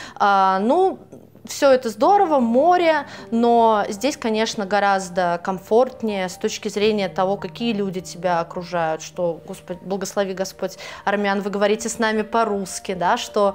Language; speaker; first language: Russian; native; Russian